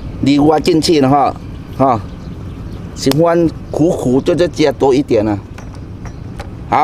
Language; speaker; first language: Chinese; non-native, learner; Thai